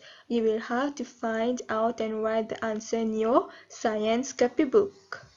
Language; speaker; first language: English; non-native, local second language; Morisyen